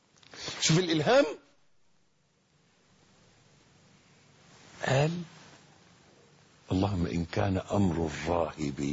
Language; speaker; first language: Arabic; native; Arabic